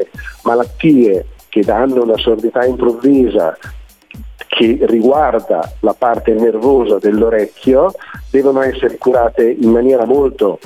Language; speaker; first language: Italian; native; Italian